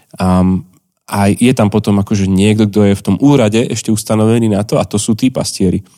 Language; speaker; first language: Slovak; native; Slovak